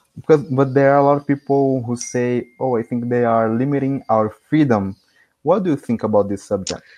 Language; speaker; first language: English; non-native, fluent; Portuguese